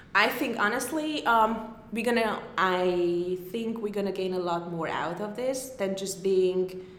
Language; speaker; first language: English; non-native, fluent; Hungarian